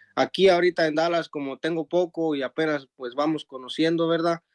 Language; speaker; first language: Spanish; native; Spanish